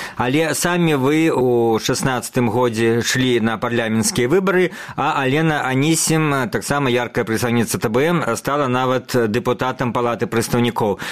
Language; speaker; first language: Belarusian; native; Belarusian